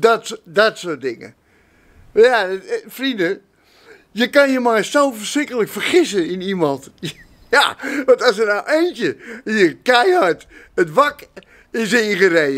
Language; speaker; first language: Dutch; native; Dutch